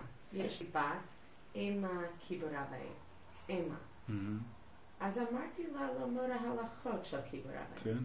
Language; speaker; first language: Hebrew; non-native, learner; English